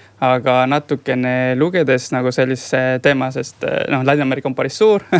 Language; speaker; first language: Estonian; non-native, fluent; Spanish